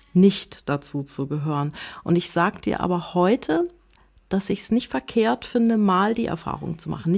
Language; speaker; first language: German; native; German